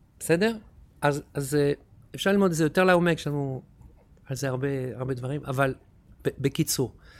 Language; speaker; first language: Hebrew; non-native, fluent; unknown